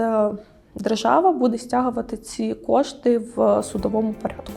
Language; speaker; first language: Ukrainian; native; Ukrainian